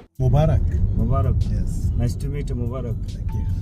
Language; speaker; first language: English; non-native, learner; Bangla